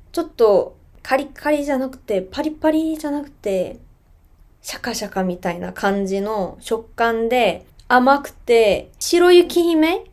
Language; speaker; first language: Japanese; non-native, fluent; Korean